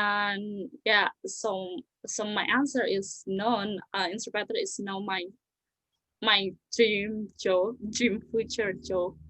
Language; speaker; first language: English; non-native, learner; Indonesian